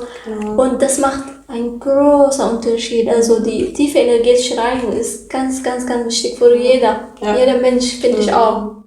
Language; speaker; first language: German; non-native, learner; Arabic